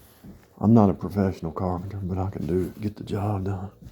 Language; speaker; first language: English; native; English